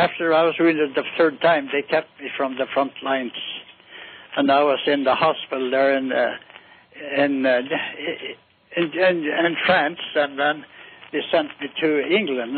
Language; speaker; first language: English; native; English